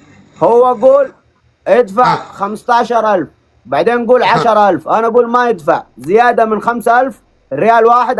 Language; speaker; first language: Arabic; non-native, learner; Oromo